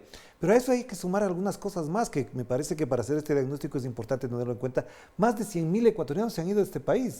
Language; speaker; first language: Spanish; native; Spanish